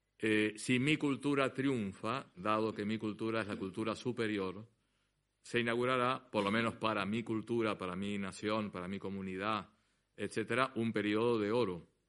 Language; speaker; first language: Spanish; native; Spanish